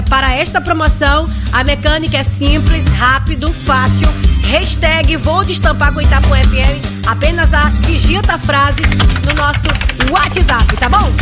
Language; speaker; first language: Portuguese; native; Portuguese